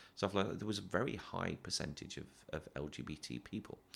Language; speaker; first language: English; native; English